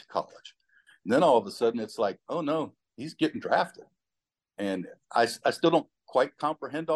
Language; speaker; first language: English; native; English